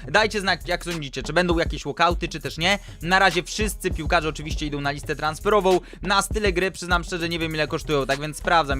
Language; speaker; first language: Polish; native; Polish